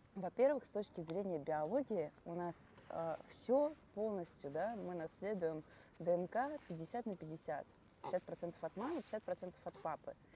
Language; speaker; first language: Russian; native; Russian